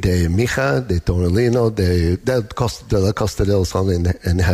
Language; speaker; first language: Spanish; non-native, learner; English